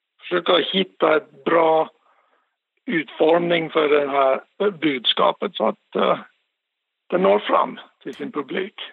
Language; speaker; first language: Swedish; non-native, local second language; Finnish